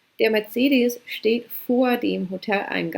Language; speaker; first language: German; non-native, fluent; English